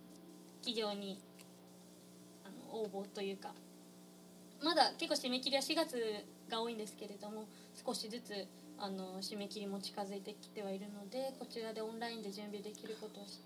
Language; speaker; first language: Japanese; native; Japanese